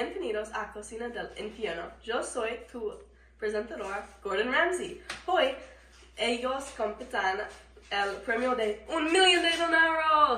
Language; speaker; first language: Spanish; non-native, learner; English